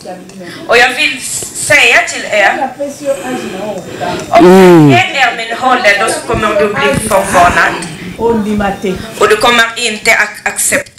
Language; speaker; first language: Swedish; non-native, fluent; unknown